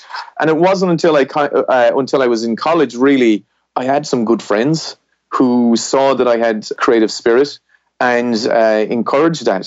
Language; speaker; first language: English; native; English